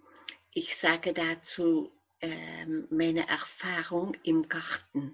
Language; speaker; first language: German; non-native, fluent; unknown